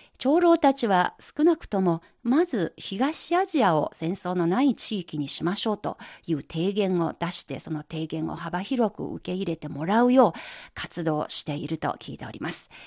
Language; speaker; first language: Japanese; non-native, fluent; Chinese